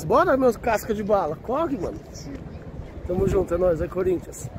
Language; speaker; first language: Portuguese; native; Portuguese